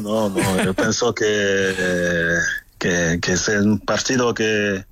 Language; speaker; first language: Spanish; non-native, fluent; French